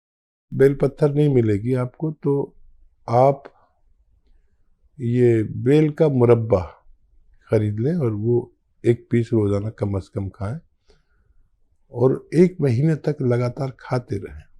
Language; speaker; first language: Hindi; native; Hindi